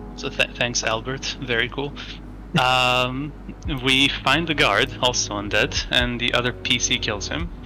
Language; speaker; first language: English; non-native, fluent; Greek